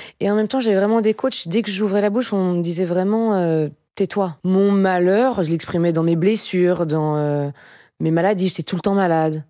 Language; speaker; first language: French; native; French